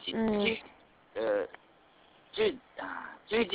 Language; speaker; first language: Chinese; non-native, learner; Korean